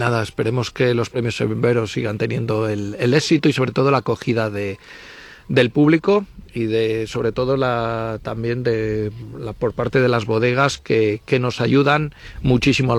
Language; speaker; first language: Spanish; native; Spanish